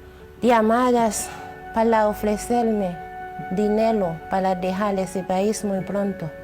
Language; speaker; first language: Spanish; non-native, learner; Haitian Creole